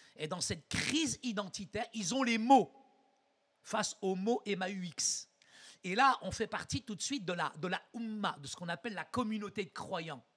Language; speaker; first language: French; early bilingual, other home language; Arabic